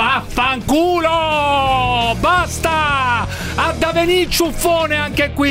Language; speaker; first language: Italian; native; Italian